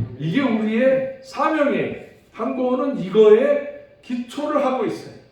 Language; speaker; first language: Korean; native; Korean